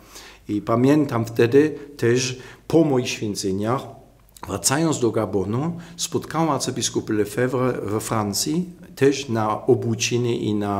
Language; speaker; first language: Polish; non-native, fluent; German